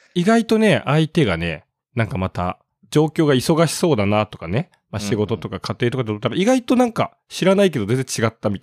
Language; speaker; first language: Japanese; native; Japanese